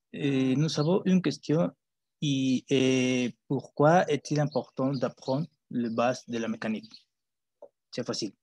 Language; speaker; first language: French; non-native, learner; Spanish